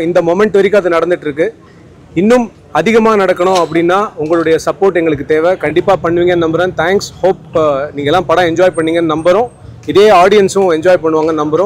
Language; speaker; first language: Tamil; native; Tamil